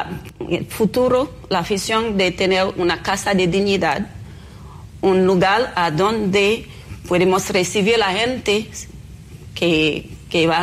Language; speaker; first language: Spanish; non-native, fluent; Haitian Creole